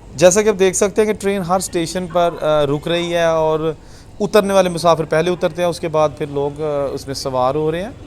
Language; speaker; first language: Urdu; non-native, local second language; Punjabi